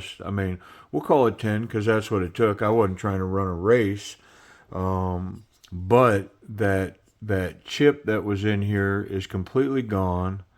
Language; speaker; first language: English; native; English